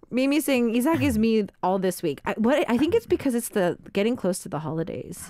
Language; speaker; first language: English; early bilingual, other home language; Korean